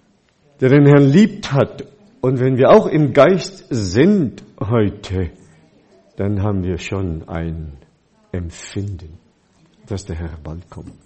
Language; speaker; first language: German; non-native, fluent; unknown